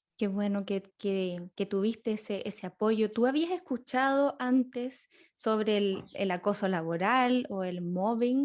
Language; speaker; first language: Spanish; native; Spanish